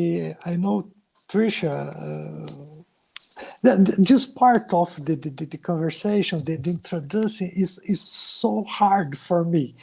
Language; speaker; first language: English; non-native, learner; Portuguese